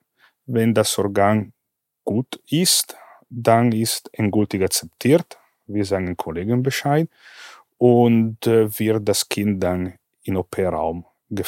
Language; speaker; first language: German; non-native, fluent; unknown